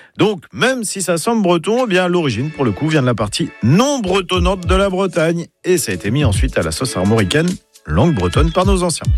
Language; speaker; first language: French; native; French